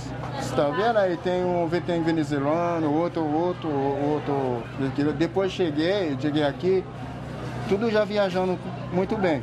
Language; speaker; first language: Portuguese; non-native, learner; Haitian Creole